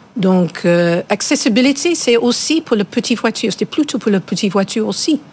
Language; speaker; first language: French; non-native, fluent; English